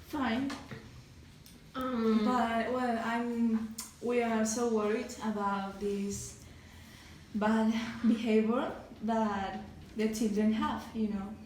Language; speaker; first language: English; non-native, learner; Spanish